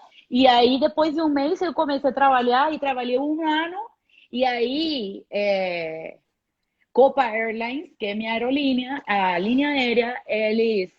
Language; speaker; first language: Portuguese; non-native, fluent; Spanish